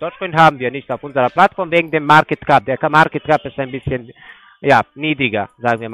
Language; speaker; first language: German; non-native, fluent; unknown